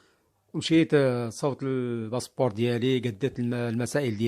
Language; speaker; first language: Arabic; native; Arabic